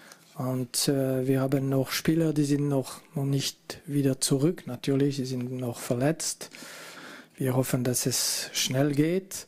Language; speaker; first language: German; non-native, fluent; French